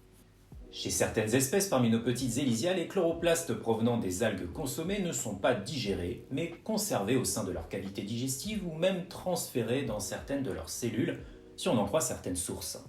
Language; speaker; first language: French; native; French